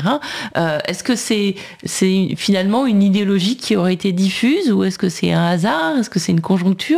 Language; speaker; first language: French; native; French